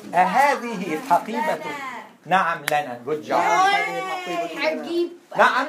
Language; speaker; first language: Arabic; non-native, fluent; English